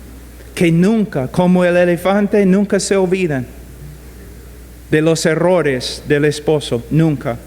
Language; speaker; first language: Spanish; non-native, fluent; English